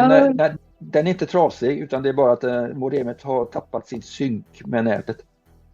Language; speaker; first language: Swedish; native; Swedish